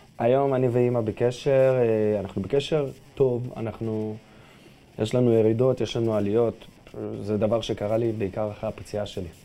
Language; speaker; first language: Hebrew; early bilingual, other home language; Russian